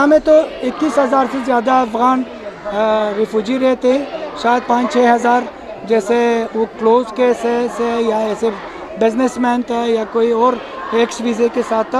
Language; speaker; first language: Hindi; non-native, fluent; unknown